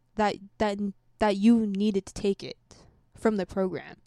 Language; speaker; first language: English; native; English